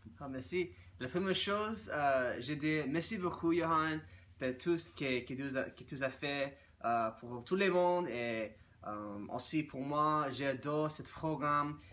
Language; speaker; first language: French; non-native, learner; English